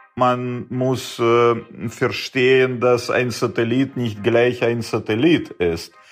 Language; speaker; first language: German; non-native, fluent; Russian